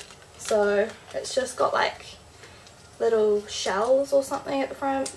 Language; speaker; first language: English; native; English